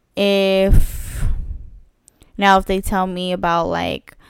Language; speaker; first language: English; early bilingual, other home language; Spanish